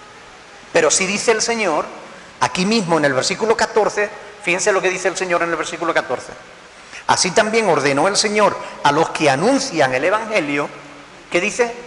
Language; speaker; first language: Spanish; native; Spanish